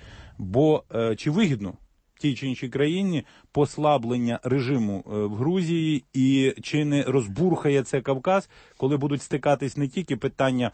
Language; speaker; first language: Ukrainian; native; Ukrainian